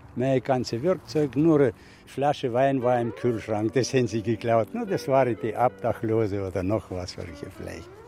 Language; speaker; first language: German; non-native, fluent; Russian